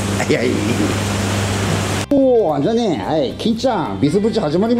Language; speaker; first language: Japanese; native; Japanese